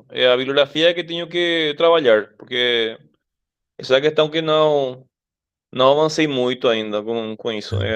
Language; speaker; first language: Portuguese; non-native, fluent; Spanish